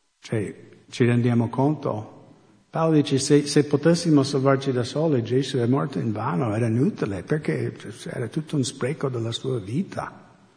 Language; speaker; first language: Italian; non-native, fluent; English